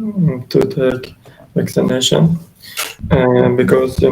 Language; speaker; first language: English; non-native, learner; Uzbek